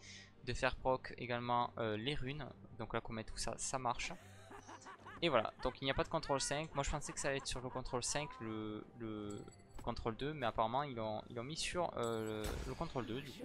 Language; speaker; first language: French; native; French